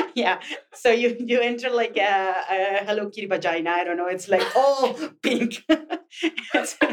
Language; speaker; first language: English; non-native, fluent; Spanish